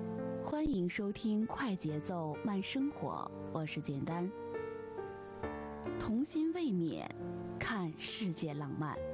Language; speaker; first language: Chinese; native; Chinese